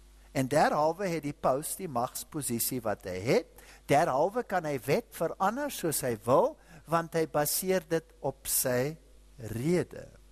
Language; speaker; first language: Afrikaans; non-native, fluent; German